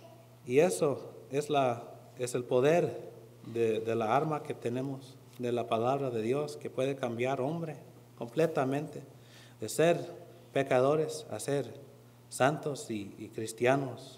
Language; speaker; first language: Spanish; non-native, learner; English